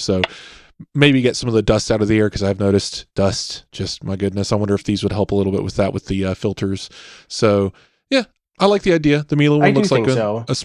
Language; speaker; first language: English; native; English